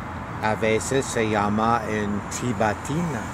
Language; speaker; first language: Spanish; non-native, learner; English